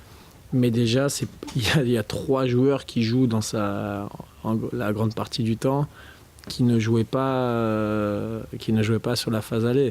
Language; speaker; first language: French; native; French